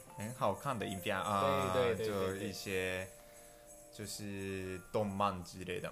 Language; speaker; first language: Chinese; non-native, fluent; Japanese